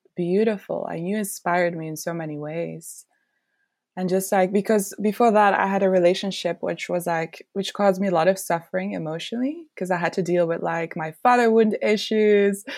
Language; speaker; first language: English; non-native, fluent; Dutch